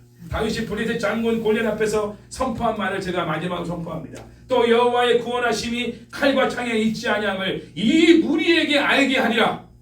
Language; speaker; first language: Korean; native; Korean